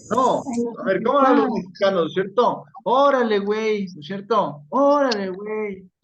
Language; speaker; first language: Spanish; native; Spanish